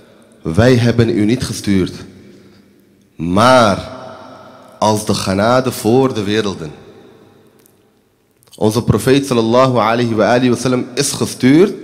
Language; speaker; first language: Dutch; early bilingual, other home language; Urdu